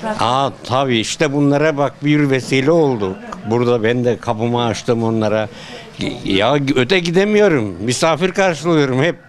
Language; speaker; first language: Turkish; native; Turkish